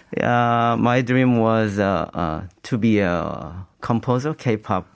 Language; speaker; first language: English; non-native, learner; Korean